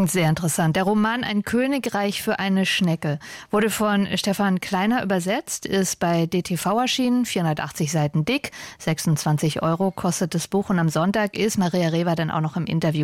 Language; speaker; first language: German; native; German